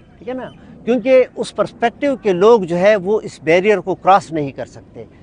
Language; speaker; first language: Urdu; non-native, local second language; Pashto